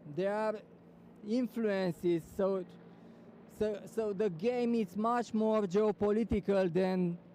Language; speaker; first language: English; non-native, fluent; Romanian